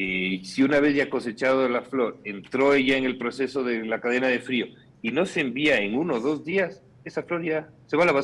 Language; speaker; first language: Spanish; native; Spanish